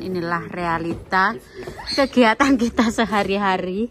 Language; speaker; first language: Indonesian; native; Indonesian